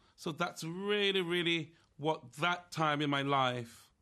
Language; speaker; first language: English; native; English